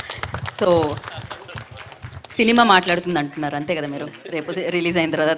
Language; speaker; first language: Telugu; native; Telugu